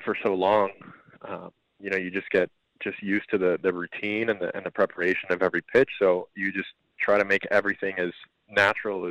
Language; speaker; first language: English; early bilingual, other home language; Spanish